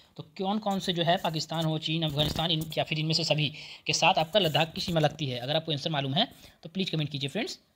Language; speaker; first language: Hindi; native; Hindi